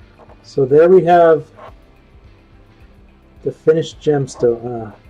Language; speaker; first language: English; native; English